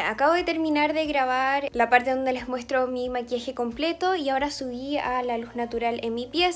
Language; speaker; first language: Spanish; native; Spanish